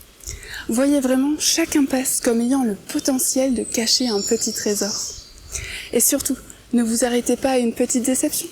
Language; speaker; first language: French; native; French